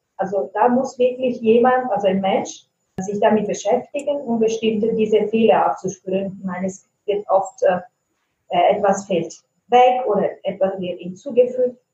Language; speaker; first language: German; non-native, fluent; Italian